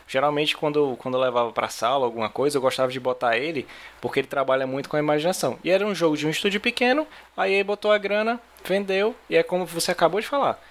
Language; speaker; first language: Portuguese; native; Portuguese